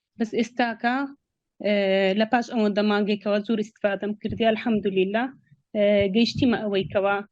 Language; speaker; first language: Central Kurdish; native; Central Kurdish